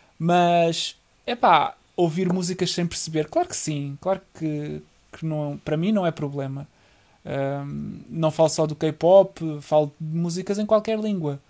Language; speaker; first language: Portuguese; native; Portuguese